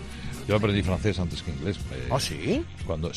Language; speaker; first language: Spanish; native; Spanish